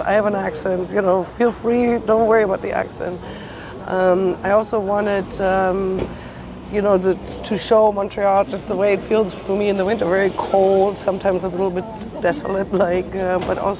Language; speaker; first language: English; non-native, fluent; German